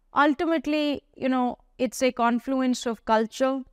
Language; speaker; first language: English; non-native, local second language; Hindi